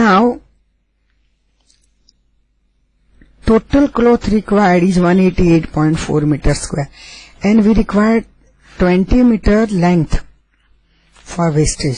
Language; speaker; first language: English; non-native, local second language; Gujarati